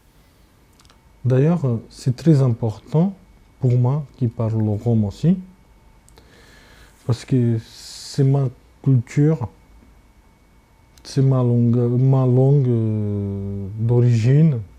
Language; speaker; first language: French; non-native, fluent; Romany